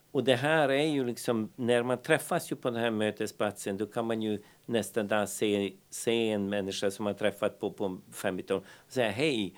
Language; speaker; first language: Swedish; non-native, fluent; Bosnian